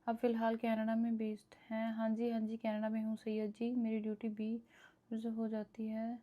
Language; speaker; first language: Hindi; non-native, local second language; Punjabi